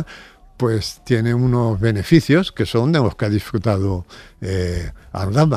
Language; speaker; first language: Spanish; native; Spanish